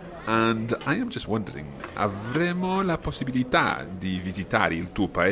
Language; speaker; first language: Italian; non-native, fluent; English